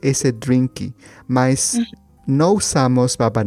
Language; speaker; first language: Portuguese; non-native, learner; Spanish